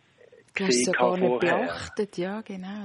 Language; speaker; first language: German; native; German